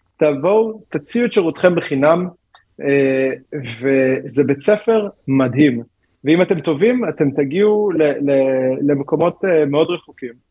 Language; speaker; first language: Hebrew; native; Hebrew